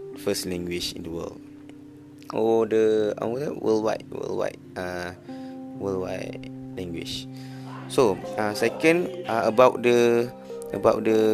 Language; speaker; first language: English; non-native, learner; Malay